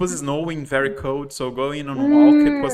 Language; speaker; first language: English; non-native, fluent; Portuguese